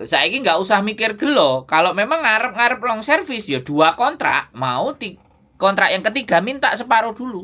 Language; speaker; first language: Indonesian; non-native, local second language; Javanese